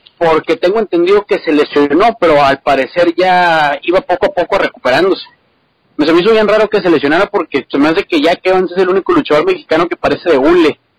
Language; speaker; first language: Spanish; native; Spanish